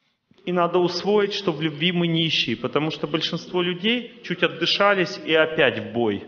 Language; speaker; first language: Russian; native; Russian